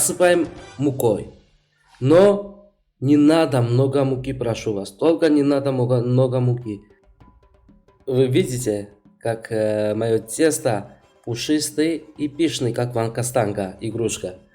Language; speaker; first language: Russian; non-native, fluent; Georgian